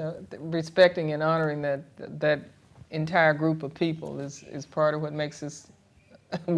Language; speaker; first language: English; native; English